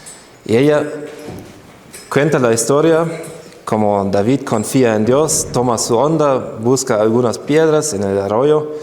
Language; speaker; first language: Spanish; non-native, fluent; German